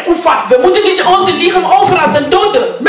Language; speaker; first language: Dutch; non-native, learner; Lingala